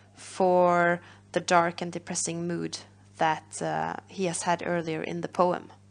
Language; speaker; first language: English; non-native, fluent; Norwegian